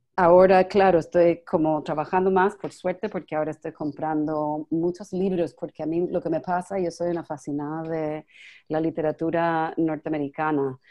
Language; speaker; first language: Spanish; non-native, fluent; English